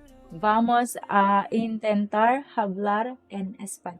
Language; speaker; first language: Spanish; non-native, learner; Filipino